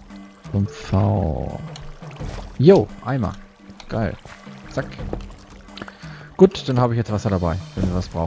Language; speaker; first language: German; native; German